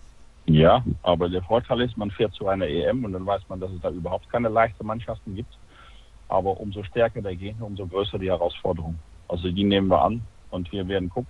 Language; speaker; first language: German; native; German